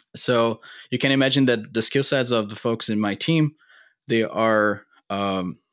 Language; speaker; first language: English; non-native, fluent; Portuguese